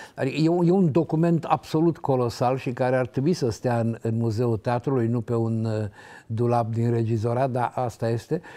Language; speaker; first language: Romanian; native; Romanian